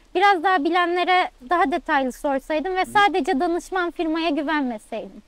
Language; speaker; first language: Turkish; native; Turkish